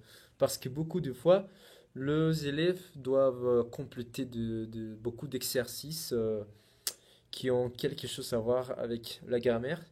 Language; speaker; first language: French; non-native, fluent; Spanish